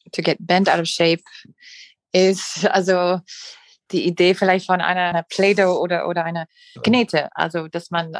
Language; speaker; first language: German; non-native, fluent; English